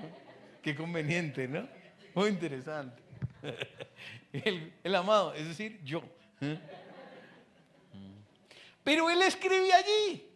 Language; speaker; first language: Spanish; native; Spanish